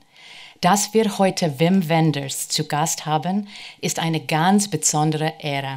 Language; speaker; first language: German; non-native, fluent; English